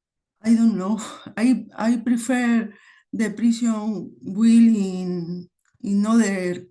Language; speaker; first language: English; non-native, learner; Spanish